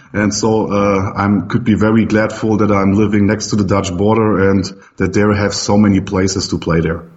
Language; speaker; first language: English; non-native, fluent; German